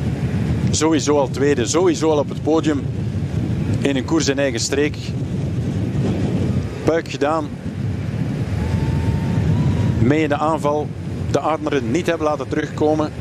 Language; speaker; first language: Dutch; native; Dutch